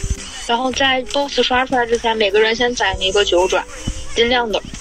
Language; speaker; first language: Chinese; native; Chinese